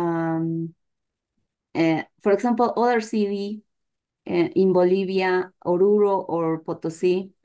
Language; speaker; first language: English; non-native, learner; Spanish